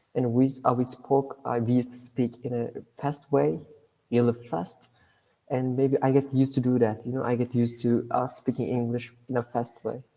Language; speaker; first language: English; non-native, fluent; Turkish